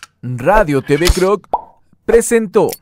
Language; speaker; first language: Spanish; native; Spanish